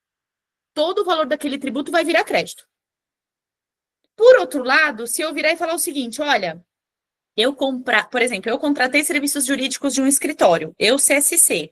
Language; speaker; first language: Portuguese; native; Portuguese